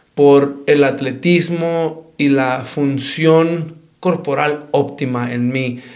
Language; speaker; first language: Spanish; early bilingual, heritage; Spanish